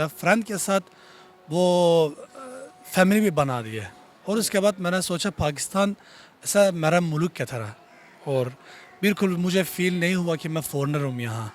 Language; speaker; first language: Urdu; non-native, learner; Turkish